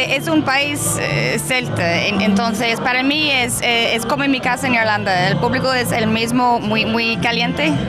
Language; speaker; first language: Spanish; non-native, learner; English